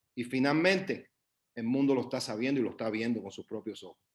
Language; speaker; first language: Spanish; early bilingual, heritage; Spanish